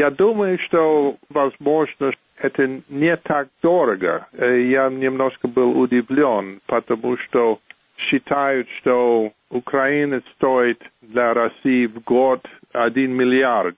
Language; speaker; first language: Russian; non-native, fluent; English